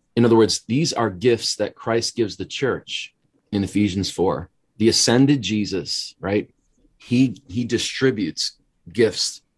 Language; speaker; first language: English; native; English